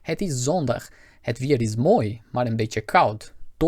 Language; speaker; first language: Dutch; non-native, fluent; Portuguese